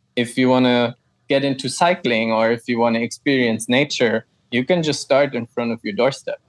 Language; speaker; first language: English; non-native, fluent; German